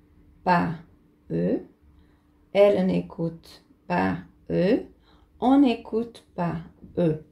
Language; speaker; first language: French; non-native, fluent; Portuguese